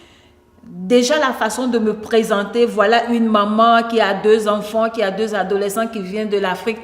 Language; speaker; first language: French; non-native, local second language; Ewe